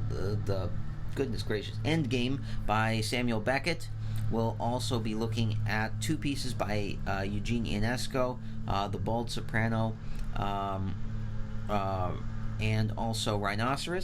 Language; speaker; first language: English; native; English